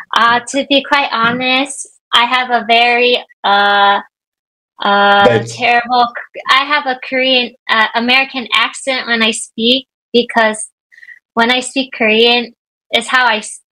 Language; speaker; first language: English; native; English